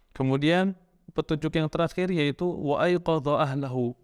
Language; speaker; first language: Indonesian; native; Indonesian